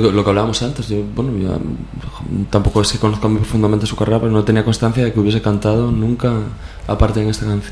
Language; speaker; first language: Spanish; native; Spanish